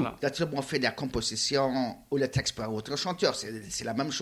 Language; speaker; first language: French; non-native, learner; Luxembourgish